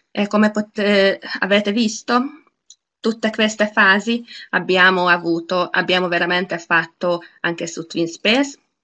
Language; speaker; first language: Italian; non-native, fluent; Hungarian